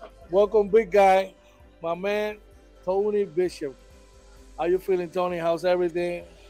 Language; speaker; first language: English; non-native, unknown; Spanish